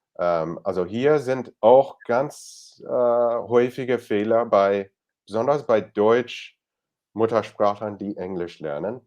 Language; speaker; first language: German; non-native, fluent; English